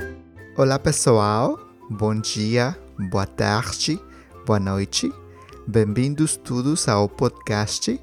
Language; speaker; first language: Portuguese; non-native, learner; Spanish